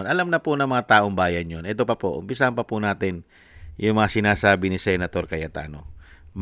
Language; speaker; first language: Filipino; native; Filipino